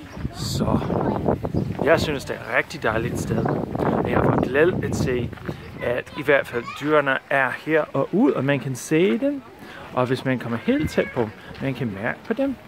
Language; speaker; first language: Danish; non-native, fluent; English